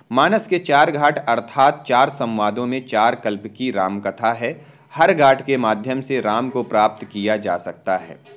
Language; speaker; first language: Hindi; native; Hindi